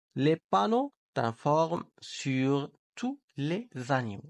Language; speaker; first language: French; non-native, local second language; Arabic